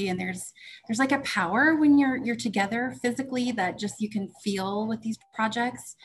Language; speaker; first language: English; native; English